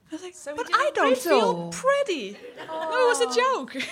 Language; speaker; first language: English; non-native, fluent; Danish